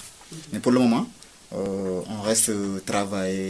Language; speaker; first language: French; non-native, local second language; Wolof